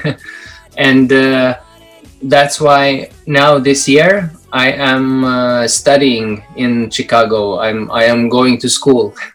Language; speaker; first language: English; non-native, fluent; Belarusian